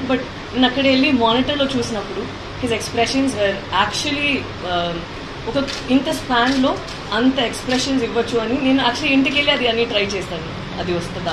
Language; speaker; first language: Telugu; non-native, learner; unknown